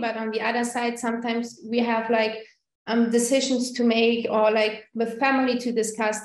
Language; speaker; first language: English; non-native, fluent; German